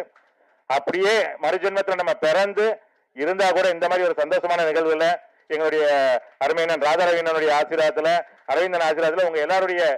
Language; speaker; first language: Tamil; native; Tamil